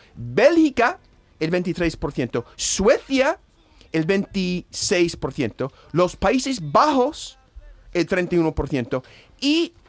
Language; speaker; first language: Spanish; non-native, fluent; English